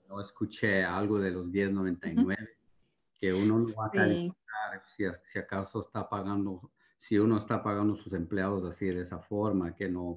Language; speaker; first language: Spanish; early bilingual, heritage; Spanish